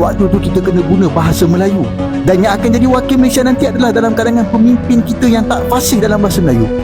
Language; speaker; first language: Malay; native; Malay